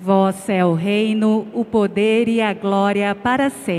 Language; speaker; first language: Portuguese; native; Portuguese